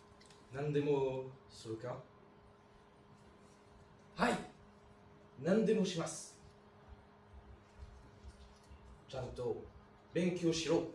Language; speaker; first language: Japanese; non-native, learner; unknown